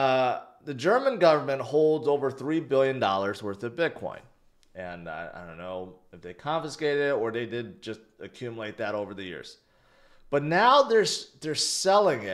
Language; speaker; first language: English; native; English